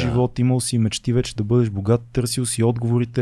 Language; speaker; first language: Bulgarian; native; Bulgarian